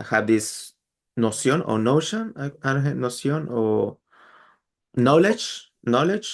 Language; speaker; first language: English; non-native, learner; Spanish